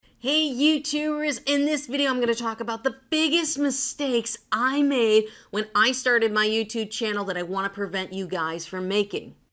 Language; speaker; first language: English; native; English